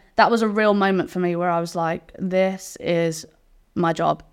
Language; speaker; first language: English; native; English